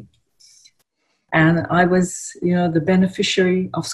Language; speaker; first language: English; native; English